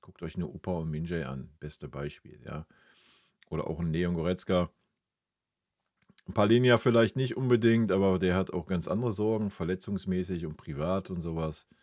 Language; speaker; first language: German; native; German